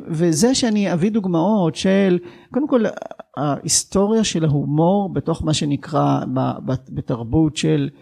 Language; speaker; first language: Hebrew; native; Hebrew